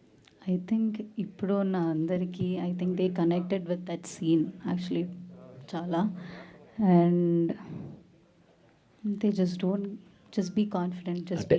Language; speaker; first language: Telugu; non-native, learner; Malayalam